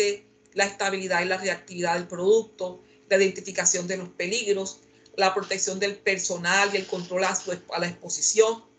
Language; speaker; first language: Spanish; native; Spanish